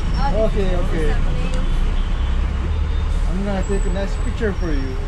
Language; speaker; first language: English; non-native, learner; Korean